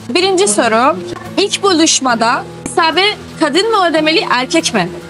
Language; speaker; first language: Turkish; early bilingual, heritage; Turkish